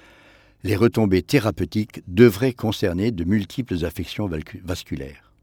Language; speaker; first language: French; native; French